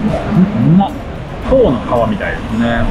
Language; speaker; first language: Japanese; native; Japanese